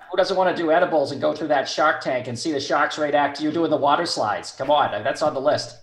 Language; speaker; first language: English; native; English